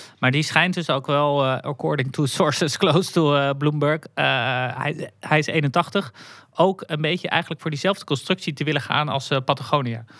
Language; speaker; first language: Dutch; native; Dutch